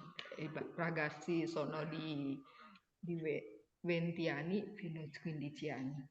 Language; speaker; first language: Italian; non-native, learner; Indonesian